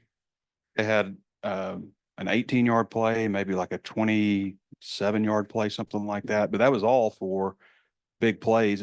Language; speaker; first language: English; native; English